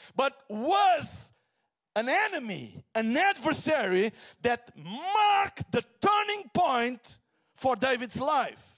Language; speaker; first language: English; non-native, fluent; Portuguese